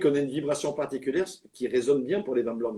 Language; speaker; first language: French; native; French